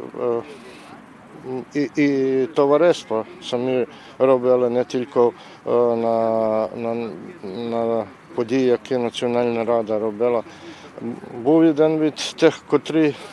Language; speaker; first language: Ukrainian; early bilingual, heritage; Ukrainian